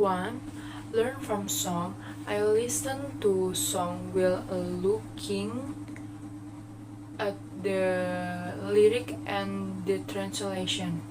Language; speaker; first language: English; non-native, learner; Indonesian